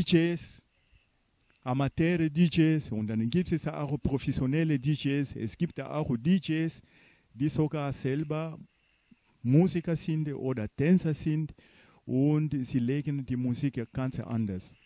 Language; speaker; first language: German; non-native, fluent; Portuguese